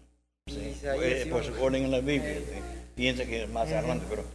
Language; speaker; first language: Spanish; non-native, learner; English